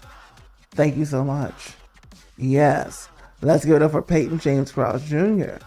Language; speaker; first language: English; native; English